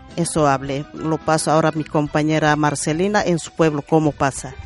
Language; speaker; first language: Spanish; non-native, local second language; Quechua